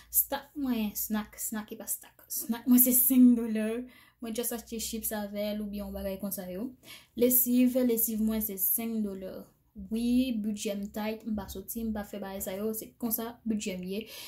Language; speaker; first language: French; non-native, learner; Haitian Creole